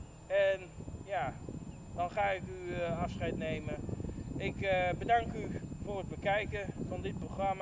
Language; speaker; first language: Dutch; native; Dutch